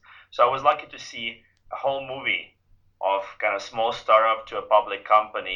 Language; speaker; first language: English; non-native, fluent; Ukrainian